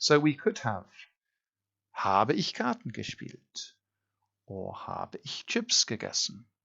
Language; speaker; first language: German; non-native, fluent; English